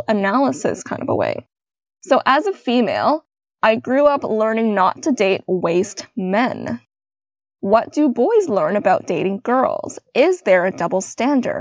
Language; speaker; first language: English; native; English